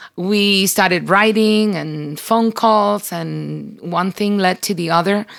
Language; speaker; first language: English; early bilingual, other home language; Spanish